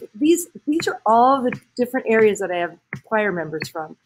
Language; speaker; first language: English; native; English